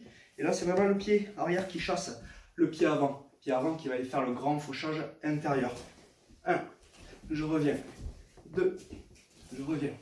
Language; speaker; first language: French; native; French